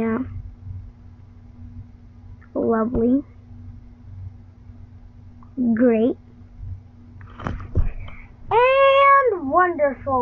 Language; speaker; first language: English; non-native, local second language; Filipino